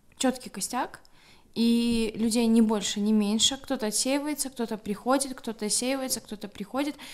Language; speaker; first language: Russian; native; Russian